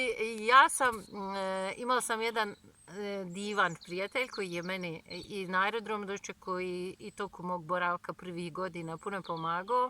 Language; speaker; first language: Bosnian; non-native, fluent; Turkish